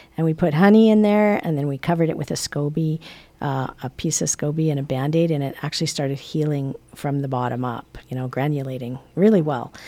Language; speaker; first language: English; native; English